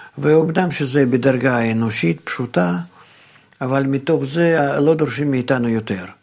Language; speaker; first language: Hebrew; non-native, fluent; Russian